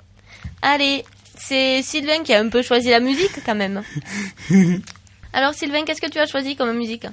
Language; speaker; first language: French; native; French